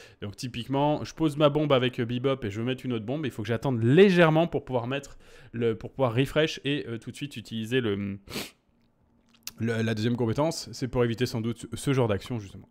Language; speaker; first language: French; native; French